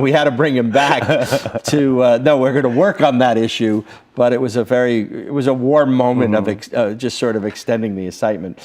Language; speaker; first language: English; native; English